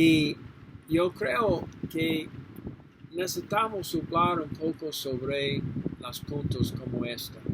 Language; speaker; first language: Spanish; non-native, learner; English